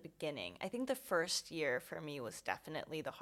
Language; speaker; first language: English; non-native, local second language; Cantonese